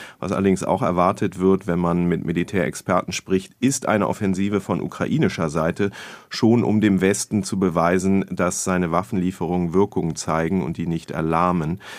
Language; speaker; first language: German; native; German